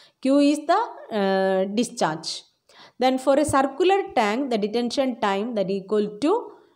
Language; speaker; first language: English; non-native, local second language; Malayalam